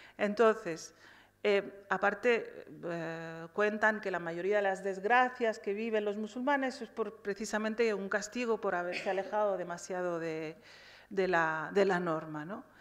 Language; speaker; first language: Spanish; early bilingual, other home language; Riffian